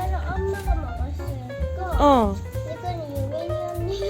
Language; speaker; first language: Korean; early bilingual, heritage; Korean